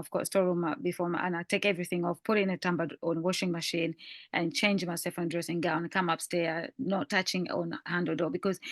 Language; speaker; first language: English; non-native, fluent; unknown